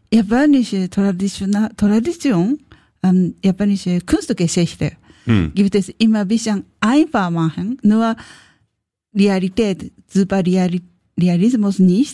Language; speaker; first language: German; non-native, learner; Japanese